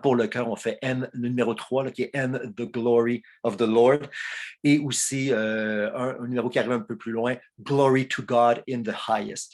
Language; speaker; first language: French; native; French